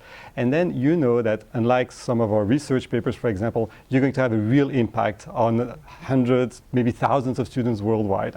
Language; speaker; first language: English; non-native, fluent; French